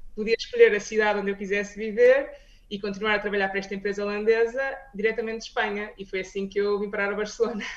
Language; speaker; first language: Portuguese; native; Portuguese